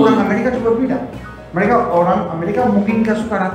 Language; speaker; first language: Indonesian; non-native, fluent; German